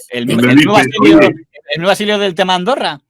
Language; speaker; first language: Spanish; native; Spanish